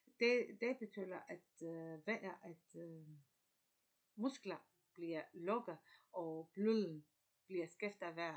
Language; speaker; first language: Danish; non-native, learner; Arabic